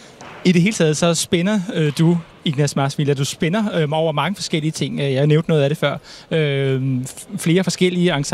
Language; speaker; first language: Danish; native; Danish